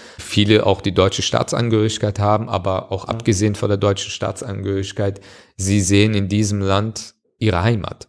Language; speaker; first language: German; early bilingual, other home language; Turkish